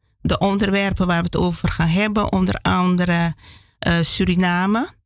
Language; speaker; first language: Dutch; native; Dutch